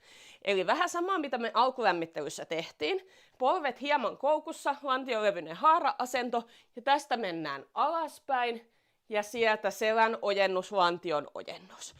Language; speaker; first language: Finnish; native; Finnish